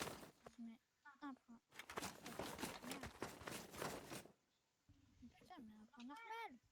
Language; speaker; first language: French; native; French